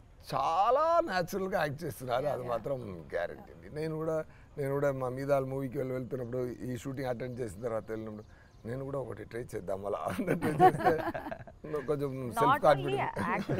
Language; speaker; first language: Telugu; non-native, local second language; Tamil